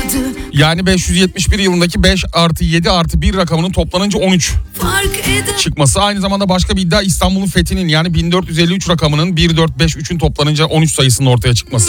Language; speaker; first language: Turkish; native; Turkish